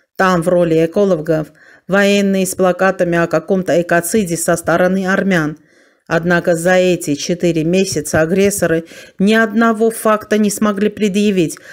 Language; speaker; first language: Russian; non-native, fluent; Armenian